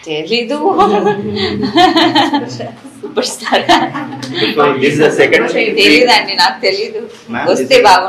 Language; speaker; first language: Telugu; non-native, fluent; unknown